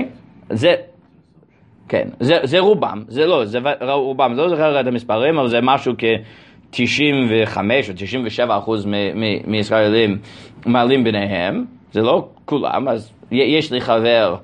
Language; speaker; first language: Hebrew; non-native, fluent; English